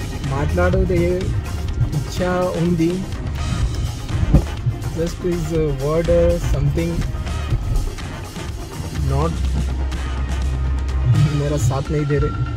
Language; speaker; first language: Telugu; non-native, local second language; Kannada